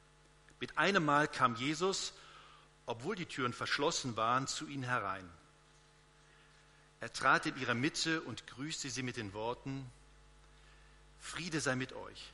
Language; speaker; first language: German; native; German